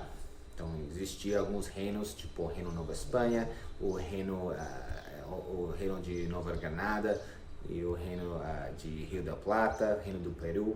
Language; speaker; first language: Portuguese; non-native, fluent; English